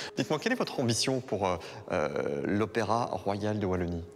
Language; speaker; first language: French; native; French